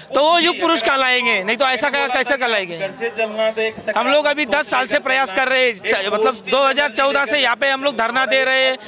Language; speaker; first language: Hindi; non-native, local second language; Marathi